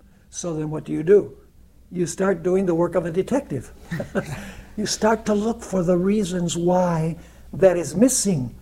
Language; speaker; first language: English; early bilingual, other home language; Spanish